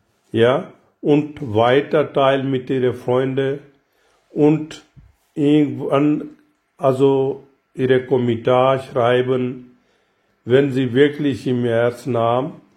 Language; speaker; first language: German; non-native, learner; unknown